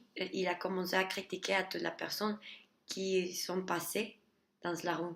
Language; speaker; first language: French; non-native, learner; Spanish